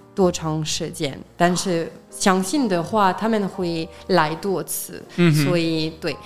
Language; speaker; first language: Chinese; non-native, fluent; French